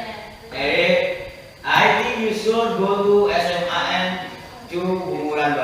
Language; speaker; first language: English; non-native, learner; Indonesian